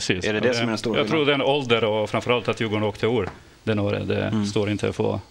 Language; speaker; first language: Swedish; non-native, fluent; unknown